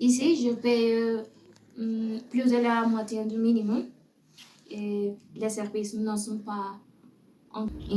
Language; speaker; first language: French; non-native, learner; Spanish